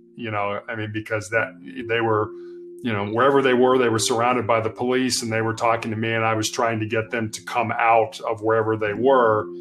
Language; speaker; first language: English; native; English